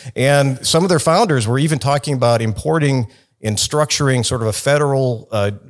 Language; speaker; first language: English; native; English